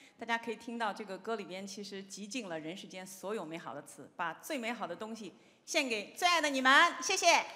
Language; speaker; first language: Chinese; native; Chinese